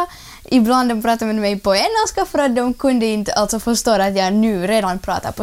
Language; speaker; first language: Swedish; early bilingual, other home language; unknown